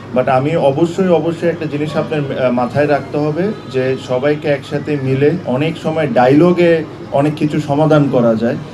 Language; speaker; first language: Bangla; native; Bangla